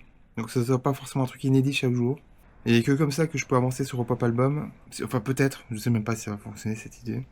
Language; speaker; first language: French; native; French